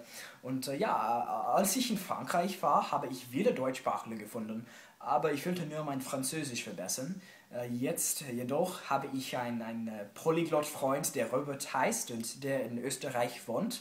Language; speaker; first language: German; non-native, learner; English